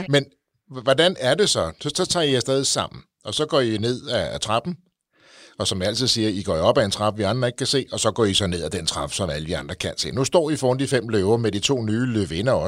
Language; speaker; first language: Danish; native; Danish